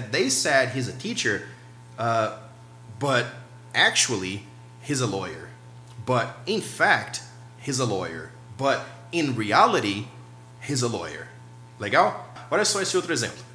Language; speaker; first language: English; non-native, fluent; Portuguese